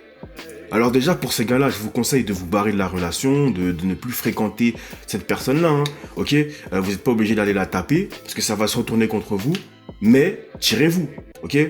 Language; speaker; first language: French; native; French